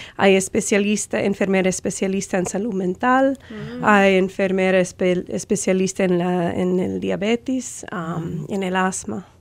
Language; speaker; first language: Spanish; non-native, fluent; English